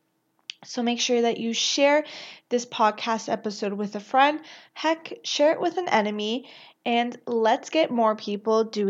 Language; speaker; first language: English; native; English